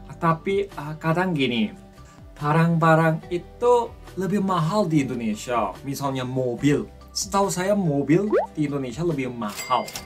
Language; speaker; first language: Indonesian; non-native, fluent; Korean